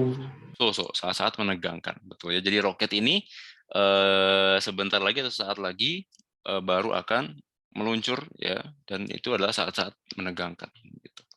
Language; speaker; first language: Indonesian; native; Indonesian